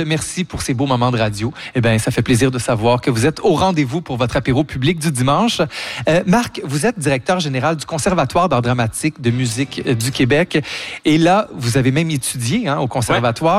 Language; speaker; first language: French; native; French